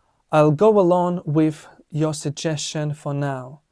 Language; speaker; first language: English; non-native, fluent; Ukrainian